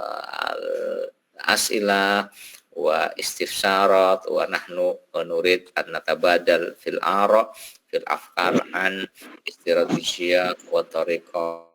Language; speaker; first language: Arabic; non-native, fluent; Indonesian